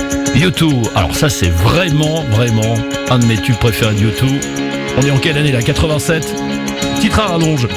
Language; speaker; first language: French; native; French